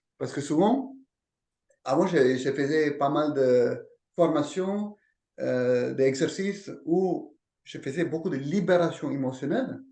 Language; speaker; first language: French; native; French